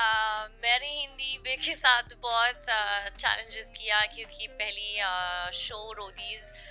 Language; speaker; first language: Hindi; non-native, learner; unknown